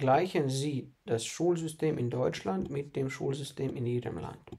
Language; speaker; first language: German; non-native, fluent; Bosnian